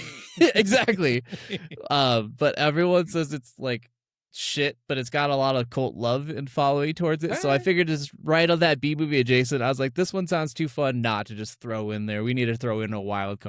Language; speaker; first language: English; native; English